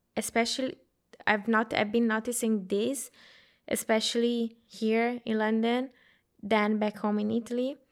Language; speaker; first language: English; non-native, fluent; Italian